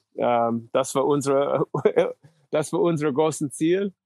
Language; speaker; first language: German; non-native, fluent; English